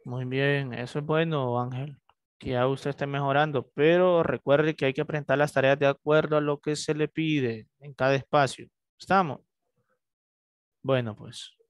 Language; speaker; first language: Spanish; native; Spanish